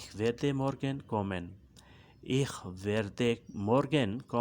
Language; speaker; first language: German; non-native, learner; Urdu